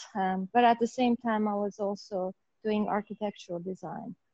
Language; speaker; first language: English; native; English